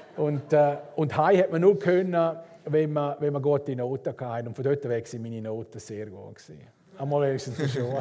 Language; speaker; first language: German; native; German